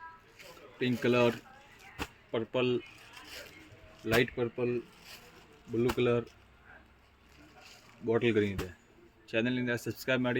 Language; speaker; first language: Kannada; non-native, local second language; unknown